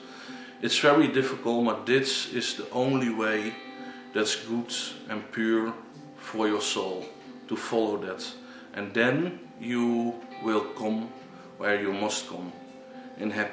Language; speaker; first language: English; non-native, learner; Dutch